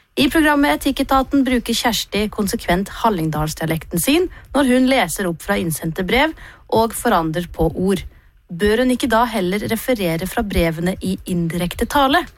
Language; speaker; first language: Norwegian; native; Norwegian